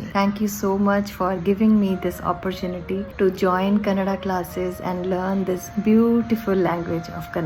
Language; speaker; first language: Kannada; non-native, learner; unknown